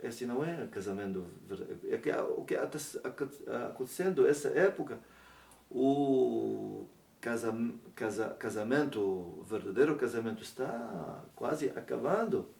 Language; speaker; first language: Portuguese; non-native, learner; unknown